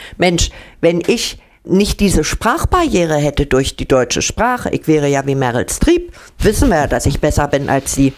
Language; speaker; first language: German; native; German